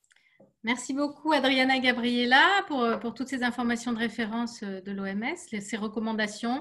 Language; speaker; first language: French; native; French